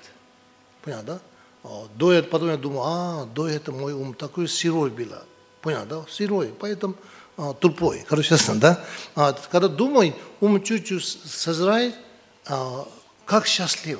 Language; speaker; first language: Russian; non-native, learner; Tibetan